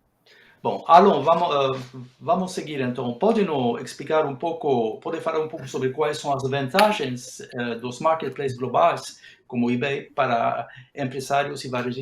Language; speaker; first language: Portuguese; non-native, fluent; Spanish